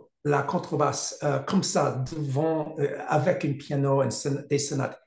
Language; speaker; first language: French; non-native, learner; English